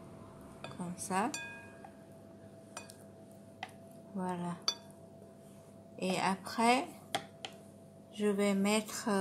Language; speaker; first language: French; non-native, learner; Vietnamese